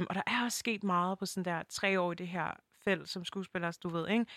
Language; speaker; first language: Danish; early bilingual, other home language; French